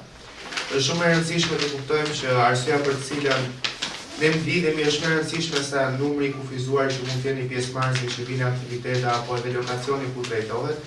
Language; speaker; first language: Albanian; native; Albanian